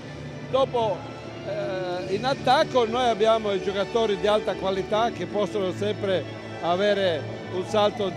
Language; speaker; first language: Italian; non-native, fluent; Croatian